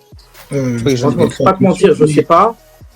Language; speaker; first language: French; native; French